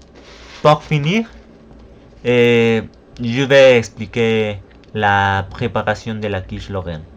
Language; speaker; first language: French; non-native, learner; Spanish